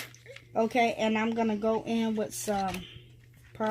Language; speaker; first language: English; native; English